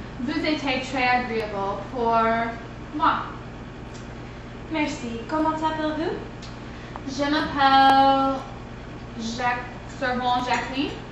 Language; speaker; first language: French; non-native, learner; English